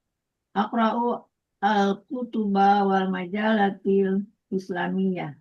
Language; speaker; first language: Arabic; non-native, learner; Indonesian